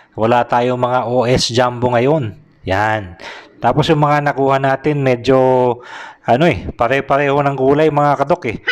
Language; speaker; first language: Filipino; native; Filipino